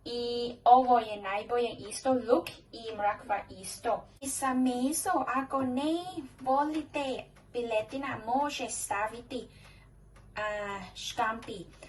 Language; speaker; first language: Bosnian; non-native, learner; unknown